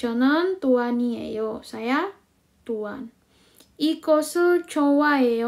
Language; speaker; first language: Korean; non-native, learner; Indonesian